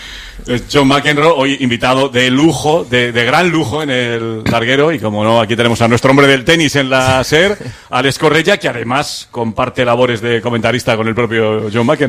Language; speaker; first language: Spanish; native; Spanish